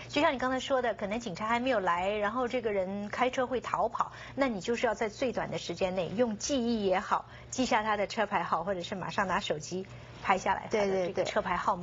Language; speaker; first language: Chinese; native; Chinese